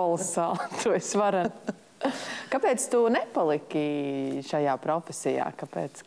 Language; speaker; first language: Latvian; native; Latvian